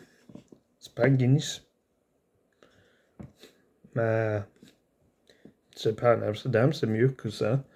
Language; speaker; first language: French; non-native, learner; English